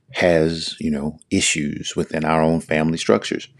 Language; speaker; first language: English; native; English